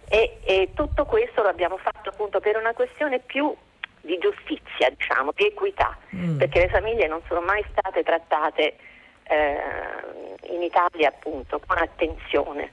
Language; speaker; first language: Italian; native; Italian